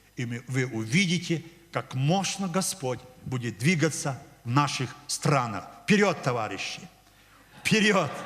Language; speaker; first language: Russian; non-native, local second language; Ukrainian